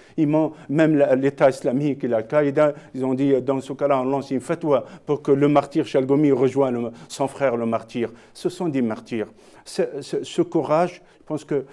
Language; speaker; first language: French; non-native, local second language; Arabic